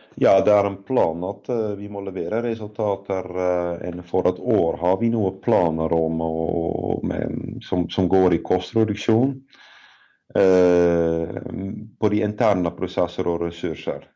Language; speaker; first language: Norwegian; non-native, fluent; Dutch